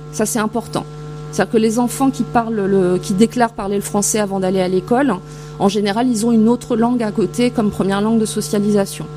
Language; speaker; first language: French; native; French